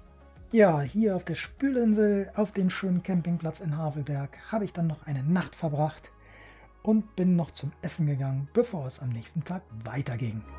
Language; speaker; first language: German; native; German